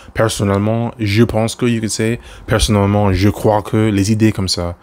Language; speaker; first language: French; non-native, fluent; English